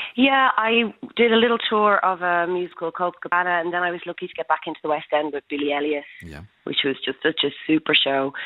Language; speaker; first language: English; native; English